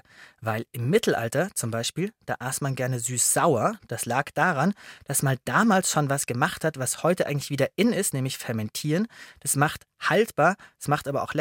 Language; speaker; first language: German; native; German